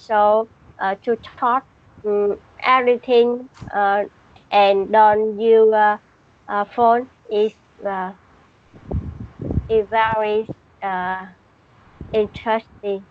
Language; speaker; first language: English; non-native, learner; Vietnamese